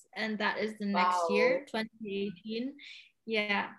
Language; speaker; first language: English; non-native, local second language; Cebuano